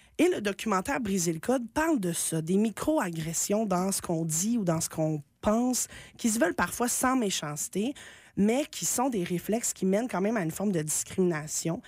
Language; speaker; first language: French; native; French